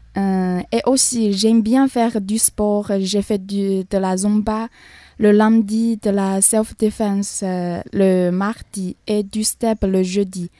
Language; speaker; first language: French; non-native, learner; Chinese